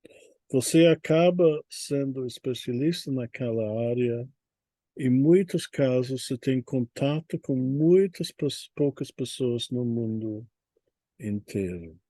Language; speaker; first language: Portuguese; non-native, fluent; English